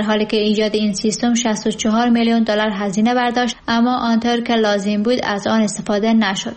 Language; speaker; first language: Persian; native; Persian